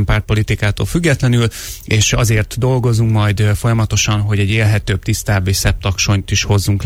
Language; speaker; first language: Hungarian; native; Hungarian